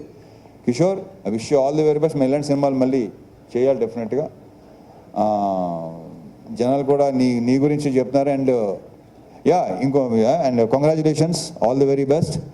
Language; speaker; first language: Telugu; native; Telugu